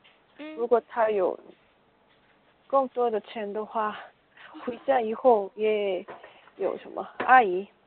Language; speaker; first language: Chinese; non-native, learner; Korean